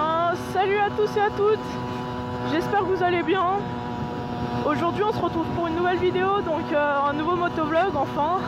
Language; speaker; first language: French; native; French